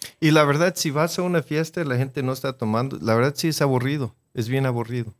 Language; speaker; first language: Spanish; non-native, fluent; English